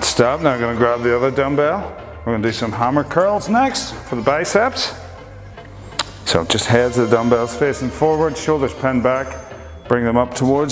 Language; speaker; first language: English; native; English